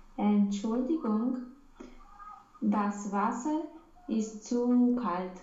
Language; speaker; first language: German; non-native, learner; Romanian